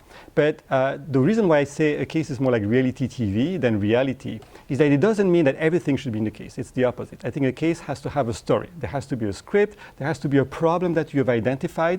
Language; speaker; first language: English; non-native, fluent; French